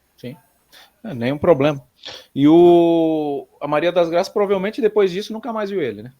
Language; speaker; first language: Portuguese; native; Portuguese